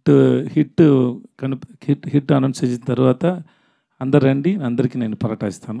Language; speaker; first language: Telugu; non-native, learner; Tamil